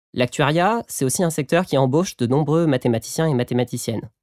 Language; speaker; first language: French; native; French